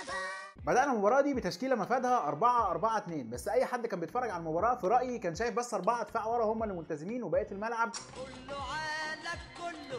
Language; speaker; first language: Arabic; native; Arabic